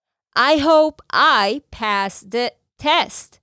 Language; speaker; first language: English; non-native, fluent; Spanish